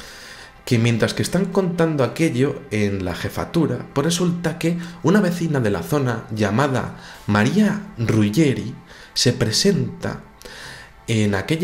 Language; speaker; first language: Spanish; native; Spanish